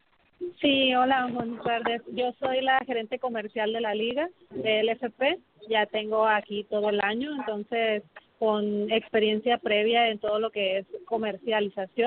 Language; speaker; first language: Spanish; native; Spanish